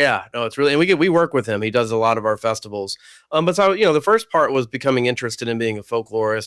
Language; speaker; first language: English; native; English